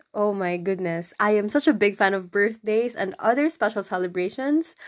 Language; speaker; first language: English; non-native, local second language; Cebuano